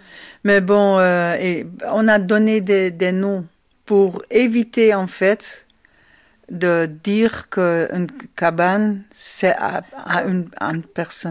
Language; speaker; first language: French; non-native, fluent; Dutch